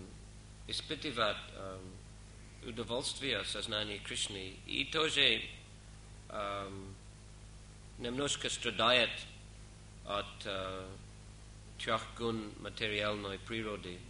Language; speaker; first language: Russian; non-native, fluent; English